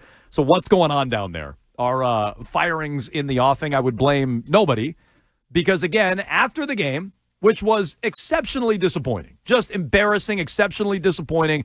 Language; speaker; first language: English; native; English